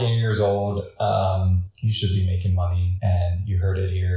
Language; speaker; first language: English; native; English